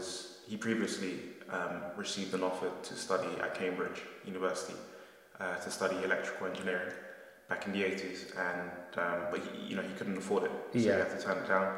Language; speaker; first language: English; native; English